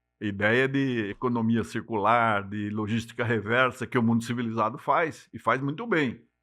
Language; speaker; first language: Portuguese; native; Portuguese